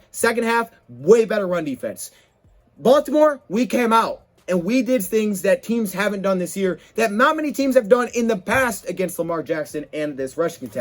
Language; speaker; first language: English; native; English